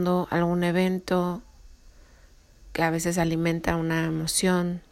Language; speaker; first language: Spanish; native; Spanish